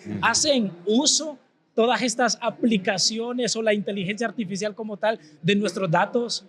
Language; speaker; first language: Spanish; native; Spanish